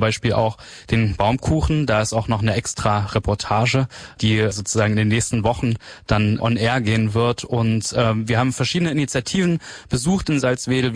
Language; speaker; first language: German; native; German